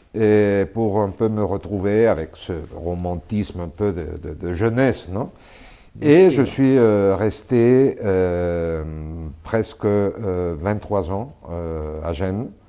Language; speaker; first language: French; non-native, fluent; Spanish